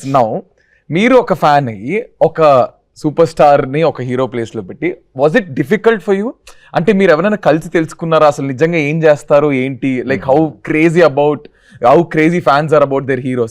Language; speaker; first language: Telugu; native; Telugu